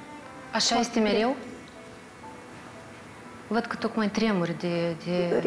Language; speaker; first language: Romanian; native; Romanian